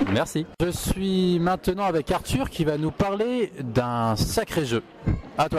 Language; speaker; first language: French; native; French